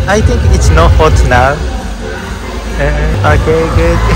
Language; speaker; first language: English; non-native, learner; Japanese